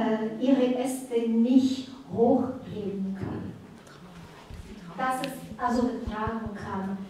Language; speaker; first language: German; non-native, fluent; Russian